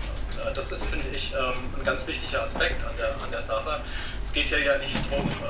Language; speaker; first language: German; native; German